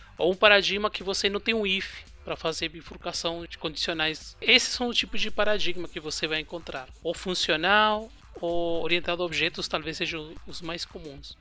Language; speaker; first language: Portuguese; non-native, fluent; Spanish